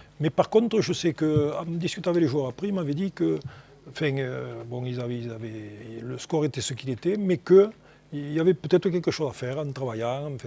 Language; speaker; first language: French; native; French